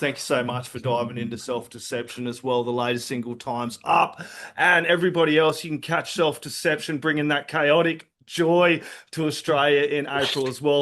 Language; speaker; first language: English; native; English